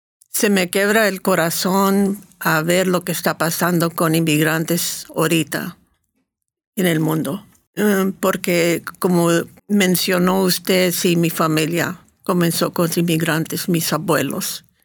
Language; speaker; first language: Spanish; early bilingual, heritage; Spanish